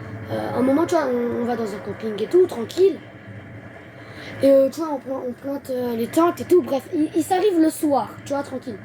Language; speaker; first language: French; native; French